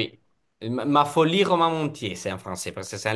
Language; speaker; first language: French; non-native, fluent; Italian